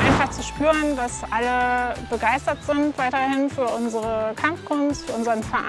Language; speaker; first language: German; native; German